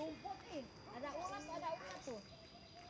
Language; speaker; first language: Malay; non-native, local second language; Sundanese